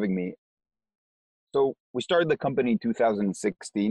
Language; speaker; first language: English; non-native, fluent; Hebrew